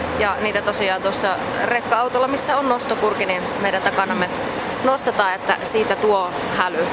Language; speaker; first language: Finnish; native; Finnish